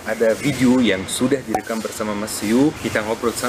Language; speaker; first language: Indonesian; non-native, fluent; Arabic